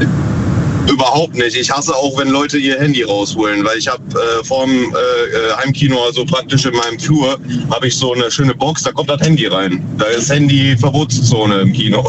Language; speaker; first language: German; native; German